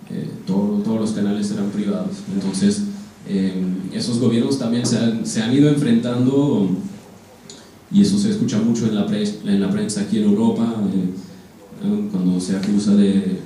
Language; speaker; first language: Spanish; non-native, fluent; French